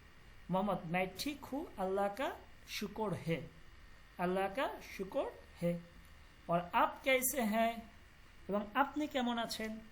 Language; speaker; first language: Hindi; non-native, fluent; Bangla